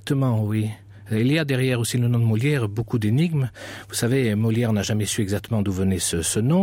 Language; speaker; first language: French; native; French